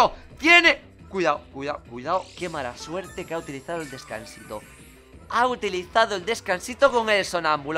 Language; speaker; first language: Spanish; native; Spanish